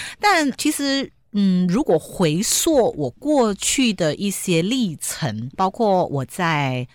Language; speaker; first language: Chinese; native; Chinese